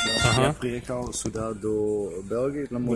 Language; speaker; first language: Russian; non-native, learner; Czech